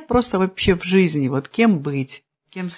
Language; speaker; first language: Russian; native; Russian